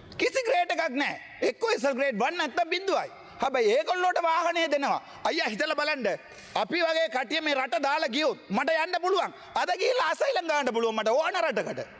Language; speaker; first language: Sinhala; non-native, local second language; Tamil